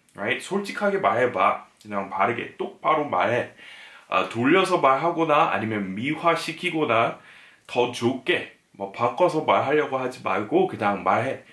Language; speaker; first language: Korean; non-native, fluent; English